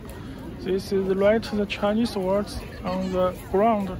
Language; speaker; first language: English; non-native, learner; Chinese